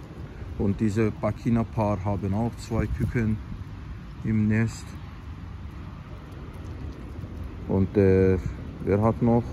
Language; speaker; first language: German; non-native, fluent; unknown